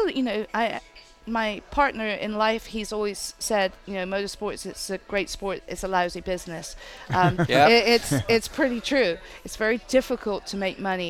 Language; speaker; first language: English; native; English